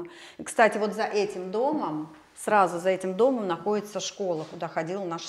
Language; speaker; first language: Russian; native; Russian